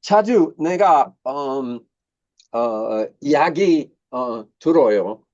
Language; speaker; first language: Korean; non-native, learner; English